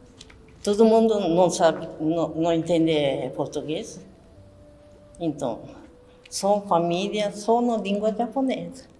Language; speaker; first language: Portuguese; early bilingual, other home language; Japanese